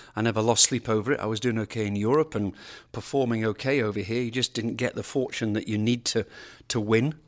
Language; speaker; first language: English; native; English